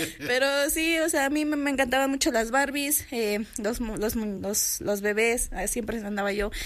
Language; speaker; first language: Spanish; early bilingual, heritage; Spanish